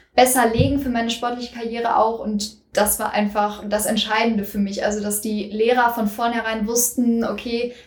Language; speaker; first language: German; native; German